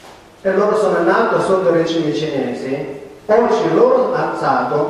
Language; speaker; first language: Italian; non-native, learner; Tibetan